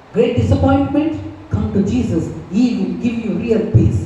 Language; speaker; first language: English; non-native, local second language; Telugu